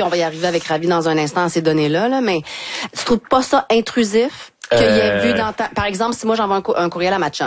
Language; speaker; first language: French; native; French